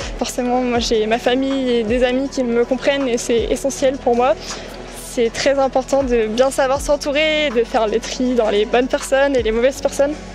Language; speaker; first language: French; native; French